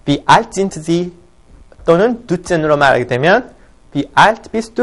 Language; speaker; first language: German; non-native, learner; Korean